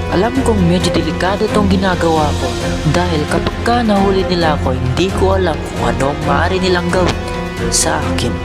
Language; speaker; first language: Filipino; non-native, local second language; Chavacano